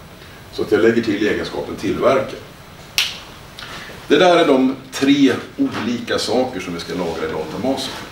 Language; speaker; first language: Swedish; native; Swedish